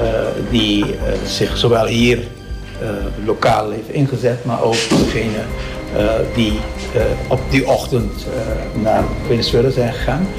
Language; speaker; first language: Dutch; non-native, local second language; Papiamento